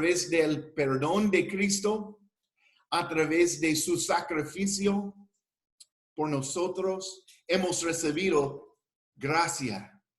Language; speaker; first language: Spanish; non-native, fluent; English